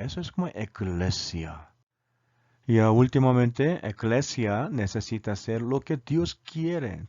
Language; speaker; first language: Spanish; non-native, learner; Korean